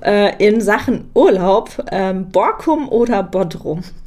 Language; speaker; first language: German; native; German